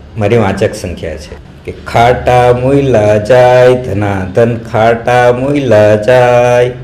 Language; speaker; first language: Gujarati; non-native, local second language; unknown